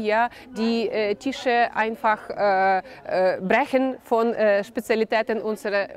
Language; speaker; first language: German; non-native, learner; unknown